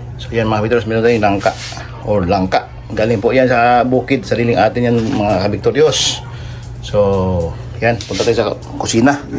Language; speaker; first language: Filipino; non-native, local second language; Cebuano